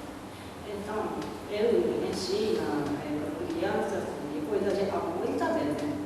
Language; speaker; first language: Portuguese; non-native, learner; Japanese